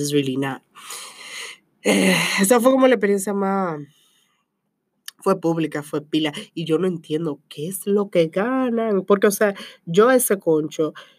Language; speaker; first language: Spanish; early bilingual, heritage; Spanish